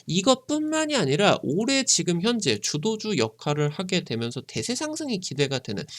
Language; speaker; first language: Korean; native; Korean